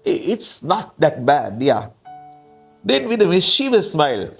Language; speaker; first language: English; non-native, local second language; Sinhala